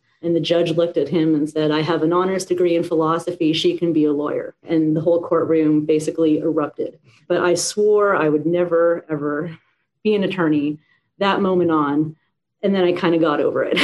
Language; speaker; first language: English; native; English